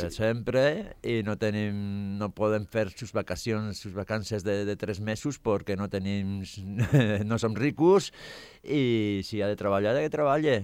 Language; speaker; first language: Catalan; non-native, fluent; Basque